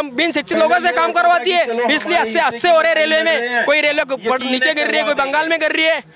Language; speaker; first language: Hindi; non-native, local second language; Marathi